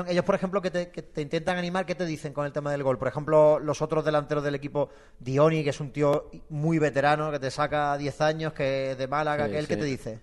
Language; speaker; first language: Spanish; native; Spanish